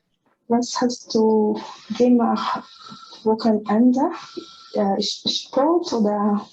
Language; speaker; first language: German; non-native, learner; Spanish